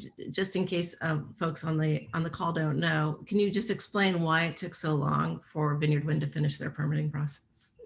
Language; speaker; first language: English; native; English